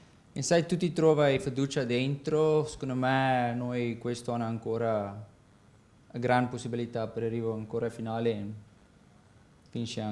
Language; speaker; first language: Italian; non-native, learner; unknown